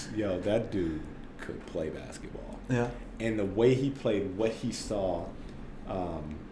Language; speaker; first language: English; native; English